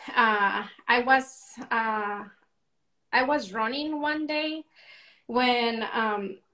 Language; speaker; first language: English; non-native, fluent; Spanish